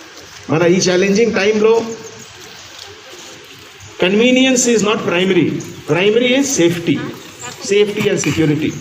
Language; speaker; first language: Telugu; non-native, fluent; Hindi